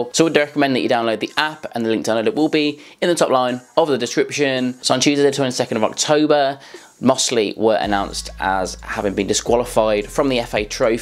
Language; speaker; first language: English; native; English